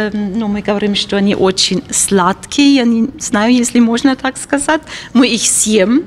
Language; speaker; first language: Russian; non-native, fluent; German